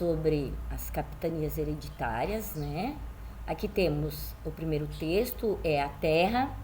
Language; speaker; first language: Portuguese; native; Portuguese